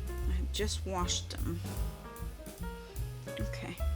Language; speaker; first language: English; native; English